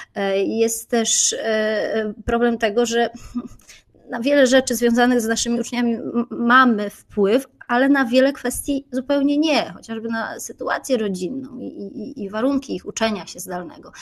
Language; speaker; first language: Polish; native; Polish